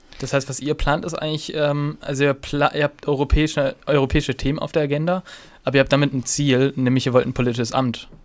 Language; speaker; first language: German; native; German